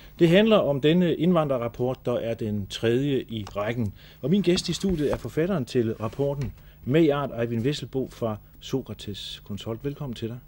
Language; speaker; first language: Danish; native; Danish